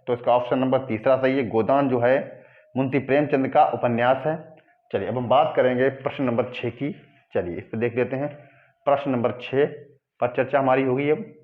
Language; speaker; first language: Hindi; native; Hindi